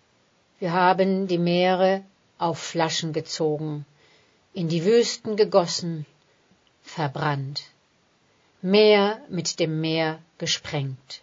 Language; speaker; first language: German; native; German